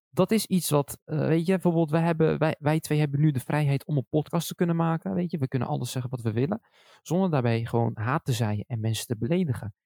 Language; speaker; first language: Dutch; early bilingual, other home language; Arabic